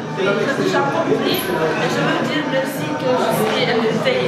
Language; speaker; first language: French; non-native, learner; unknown